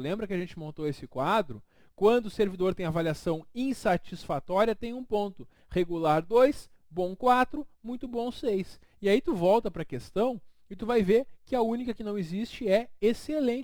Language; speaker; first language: Portuguese; native; Portuguese